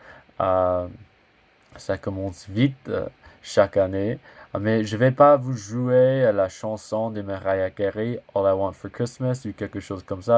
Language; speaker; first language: French; non-native, learner; English